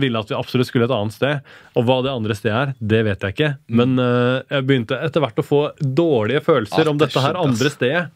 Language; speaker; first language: Norwegian; native; Norwegian